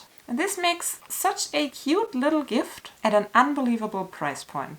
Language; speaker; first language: English; non-native, fluent; German